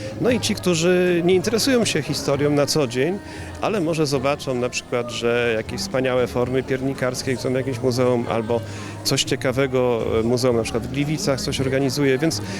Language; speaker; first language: Polish; native; Polish